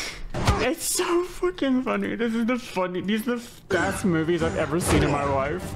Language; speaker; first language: English; native; English